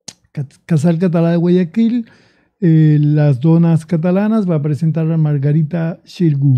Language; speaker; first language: Catalan; non-native, learner; Spanish